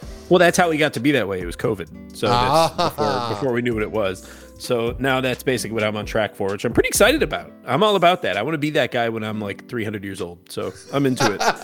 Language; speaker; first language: English; native; English